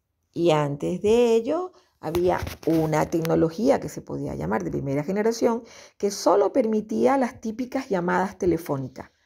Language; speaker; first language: Spanish; native; Spanish